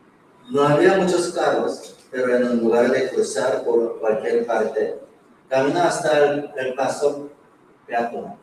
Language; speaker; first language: Spanish; non-native, fluent; Korean